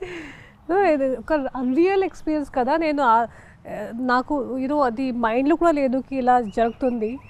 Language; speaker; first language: Telugu; non-native, fluent; Hindi